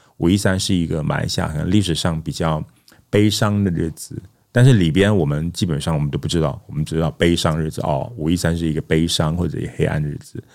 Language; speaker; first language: Chinese; non-native, local second language; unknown